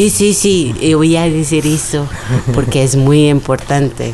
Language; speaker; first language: Spanish; non-native, learner; Portuguese